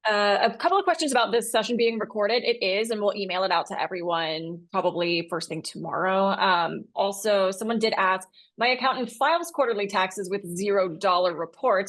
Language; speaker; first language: English; native; English